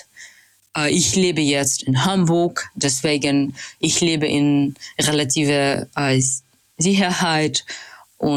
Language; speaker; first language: German; non-native, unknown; Russian